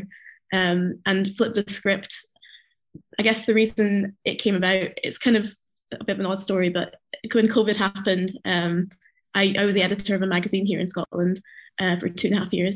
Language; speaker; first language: English; native; English